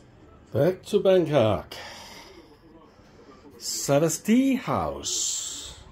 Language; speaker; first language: English; non-native, learner; Danish